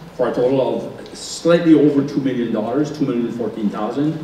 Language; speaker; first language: English; non-native, local second language; French